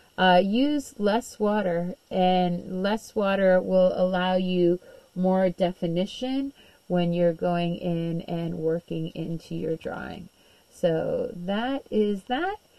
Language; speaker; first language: English; native; English